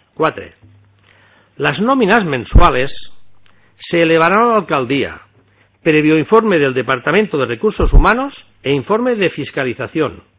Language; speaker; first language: Spanish; non-native, local second language; Catalan